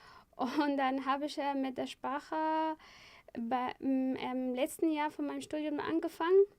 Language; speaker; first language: German; non-native, fluent; Arabic